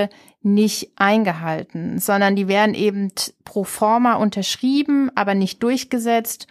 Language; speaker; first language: German; native; German